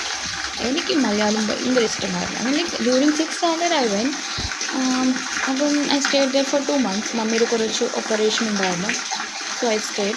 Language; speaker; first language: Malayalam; non-native, local second language; Telugu